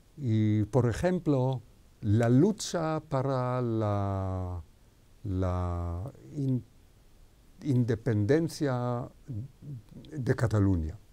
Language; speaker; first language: Spanish; non-native, fluent; Hebrew